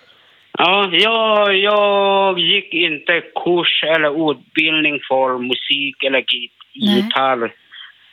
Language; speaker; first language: Swedish; non-native, learner; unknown